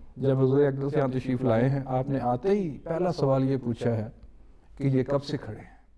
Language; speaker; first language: Urdu; native; Urdu